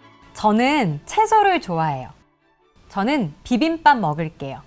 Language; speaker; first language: Korean; early bilingual, heritage; Korean